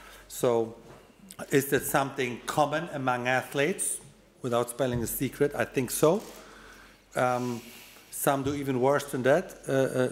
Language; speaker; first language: English; non-native, fluent; German